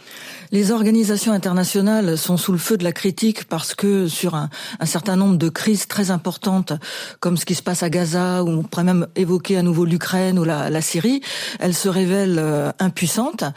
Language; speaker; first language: French; native; French